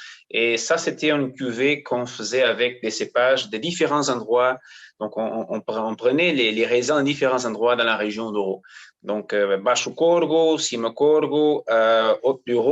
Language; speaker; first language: French; non-native, fluent; Portuguese